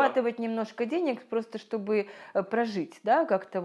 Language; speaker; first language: Russian; native; Russian